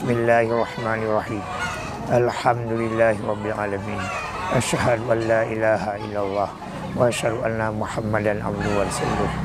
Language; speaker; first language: Malay; non-native, local second language; Achinese